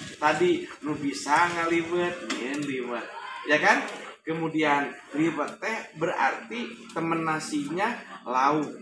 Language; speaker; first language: Indonesian; non-native, local second language; Sundanese